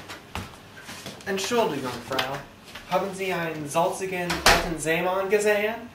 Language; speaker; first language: German; non-native, learner; English